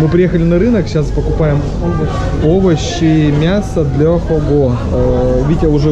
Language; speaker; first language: Russian; native; Russian